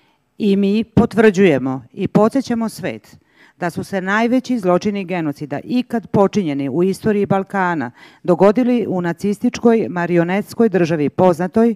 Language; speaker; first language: Croatian; native; Croatian